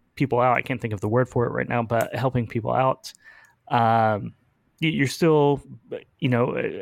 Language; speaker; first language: English; native; English